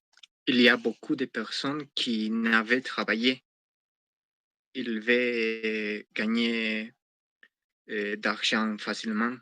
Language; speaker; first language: French; non-native, learner; Spanish